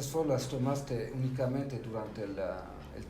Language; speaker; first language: Spanish; non-native, fluent; French